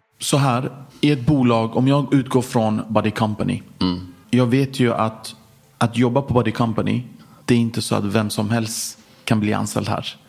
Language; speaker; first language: Swedish; early bilingual, other home language; Persian